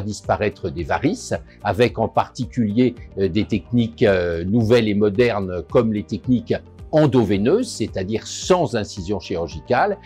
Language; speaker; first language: French; native; French